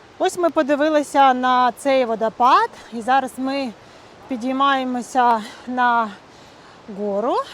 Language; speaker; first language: Ukrainian; non-native, local second language; Russian